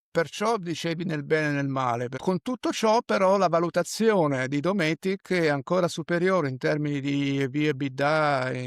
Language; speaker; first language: Italian; native; Italian